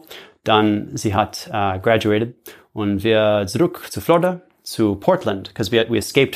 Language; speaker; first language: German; non-native, learner; English